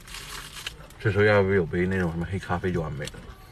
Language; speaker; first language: Chinese; native; Chinese